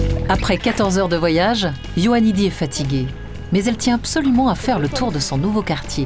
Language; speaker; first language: French; native; French